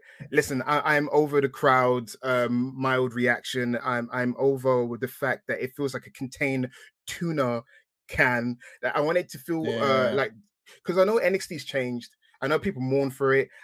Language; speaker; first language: English; native; English